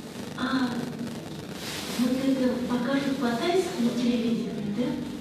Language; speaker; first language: Russian; native; Russian